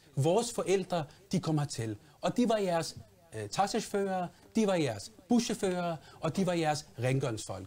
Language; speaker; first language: Danish; early bilingual, other home language; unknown